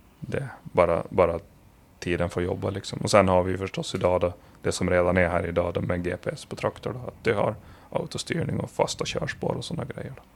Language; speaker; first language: Swedish; native; Swedish